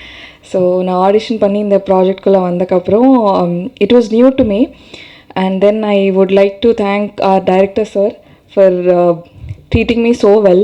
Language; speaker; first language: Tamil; non-native, learner; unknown